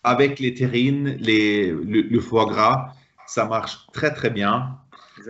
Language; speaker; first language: French; non-native, fluent; Swedish